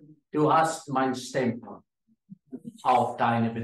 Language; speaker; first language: German; non-native, learner; Afrikaans